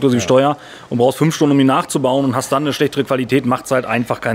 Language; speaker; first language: German; native; German